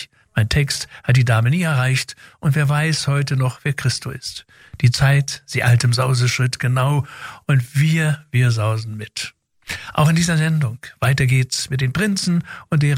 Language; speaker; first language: German; native; German